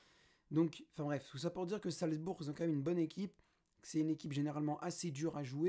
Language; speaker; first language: French; native; French